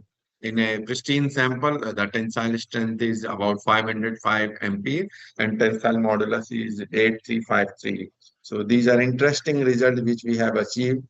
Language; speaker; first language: English; non-native, local second language; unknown